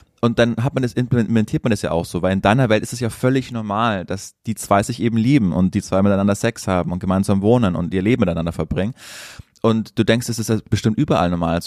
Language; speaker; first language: German; native; German